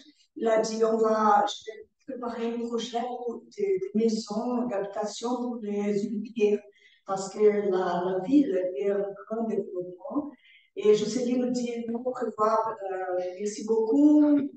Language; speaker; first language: French; non-native, learner; Portuguese